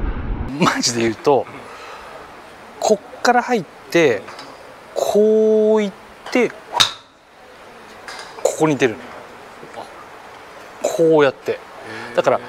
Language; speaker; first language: Japanese; native; Japanese